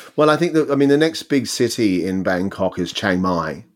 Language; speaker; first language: English; native; English